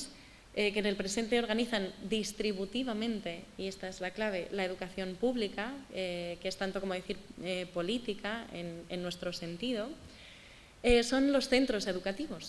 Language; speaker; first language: Spanish; native; Spanish